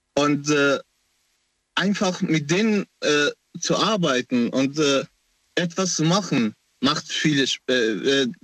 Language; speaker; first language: German; non-native, learner; Persian